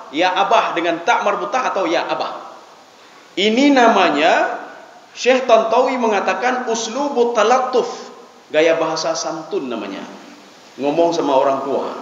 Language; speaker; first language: Malay; non-native, local second language; Achinese